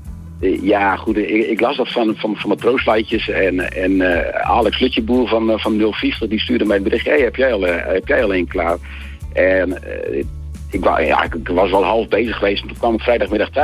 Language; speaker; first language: Dutch; native; Dutch